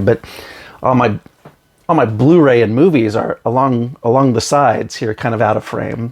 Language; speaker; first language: English; native; English